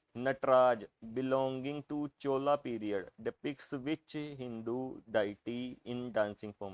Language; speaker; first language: English; non-native, local second language; Punjabi